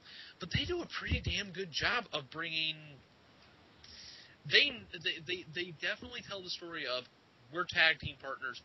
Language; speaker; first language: English; native; English